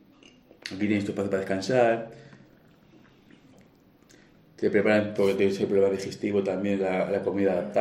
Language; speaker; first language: Spanish; native; Spanish